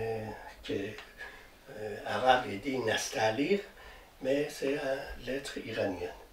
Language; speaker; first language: French; non-native, learner; Persian